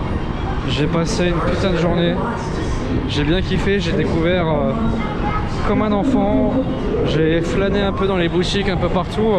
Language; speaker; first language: French; native; French